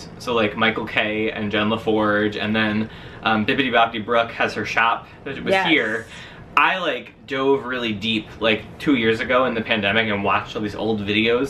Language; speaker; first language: English; native; English